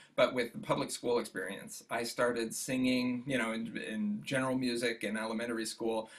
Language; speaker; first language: English; native; English